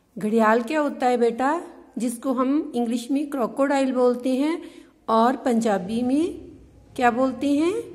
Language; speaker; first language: Hindi; non-native, local second language; Punjabi